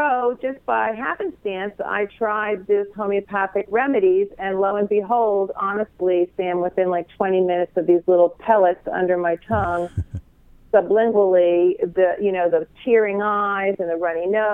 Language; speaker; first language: English; native; English